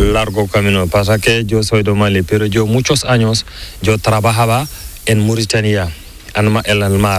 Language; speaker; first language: Spanish; non-native, learner; Fula